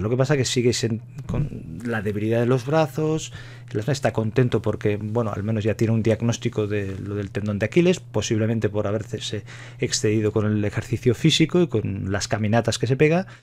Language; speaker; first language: Spanish; native; Spanish